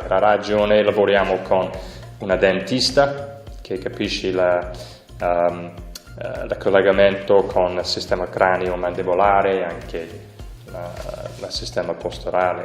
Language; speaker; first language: Italian; non-native, learner; English